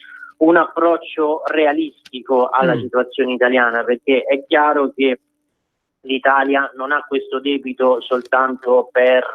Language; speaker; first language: Italian; native; Italian